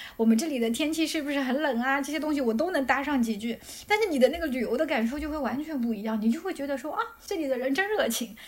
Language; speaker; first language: Chinese; native; Chinese